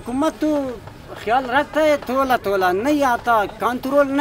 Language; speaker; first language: Hindi; non-native, learner; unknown